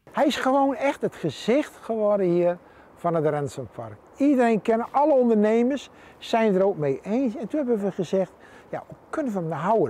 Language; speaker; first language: Dutch; native; Dutch